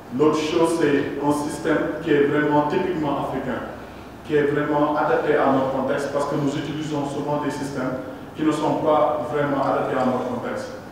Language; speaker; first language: French; non-native, local second language; Wolof